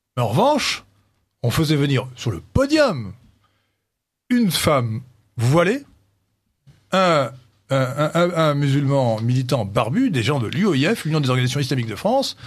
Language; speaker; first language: French; native; French